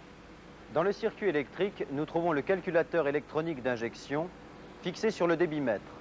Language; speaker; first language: French; native; French